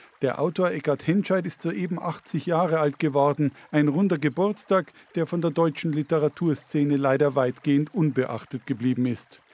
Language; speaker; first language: German; native; German